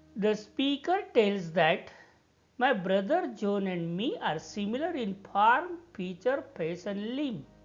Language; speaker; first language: English; non-native, local second language; Marathi